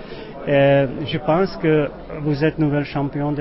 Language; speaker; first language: French; non-native, learner; Czech